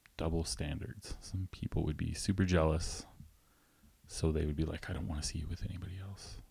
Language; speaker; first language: English; native; English